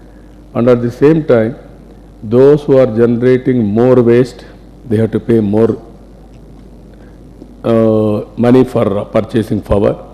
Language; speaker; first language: English; non-native, local second language; Telugu